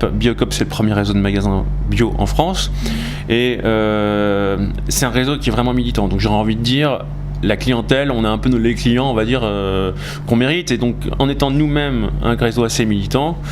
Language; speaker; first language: French; native; French